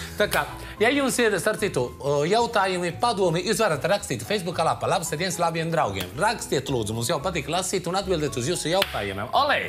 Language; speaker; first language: Latvian; non-native, fluent; Italian